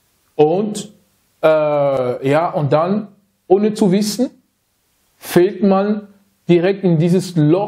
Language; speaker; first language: German; non-native, fluent; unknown